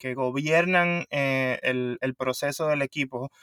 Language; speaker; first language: Spanish; native; Spanish